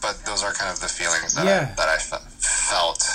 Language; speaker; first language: English; early bilingual, other home language; Korean